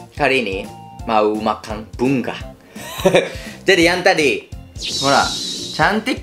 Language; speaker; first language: Indonesian; non-native, fluent; Japanese